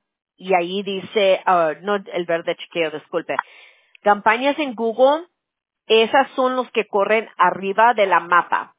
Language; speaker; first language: Spanish; early bilingual, other home language; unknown